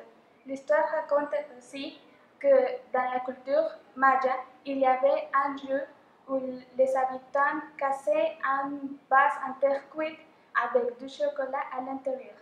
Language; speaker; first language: French; non-native, fluent; Spanish